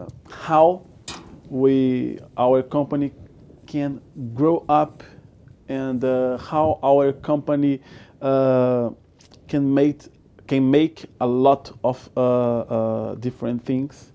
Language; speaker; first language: English; non-native, learner; Portuguese